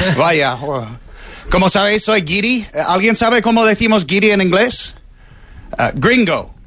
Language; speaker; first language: Spanish; non-native, fluent; English